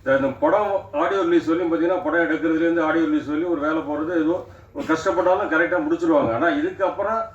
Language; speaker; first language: Tamil; native; Tamil